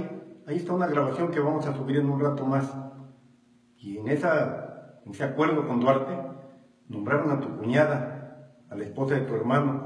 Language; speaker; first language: Spanish; native; Spanish